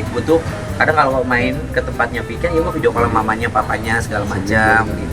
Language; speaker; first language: Indonesian; native; Indonesian